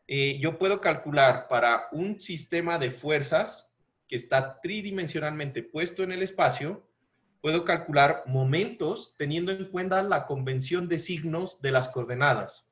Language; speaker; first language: Spanish; native; Spanish